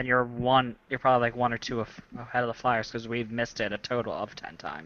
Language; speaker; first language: English; native; English